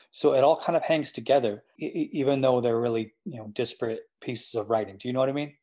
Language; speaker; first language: English; native; English